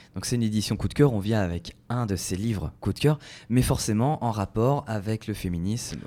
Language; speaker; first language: French; native; French